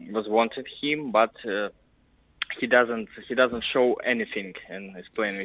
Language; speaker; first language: English; non-native, learner; Russian